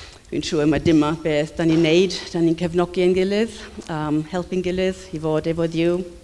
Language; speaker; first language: Welsh; non-native, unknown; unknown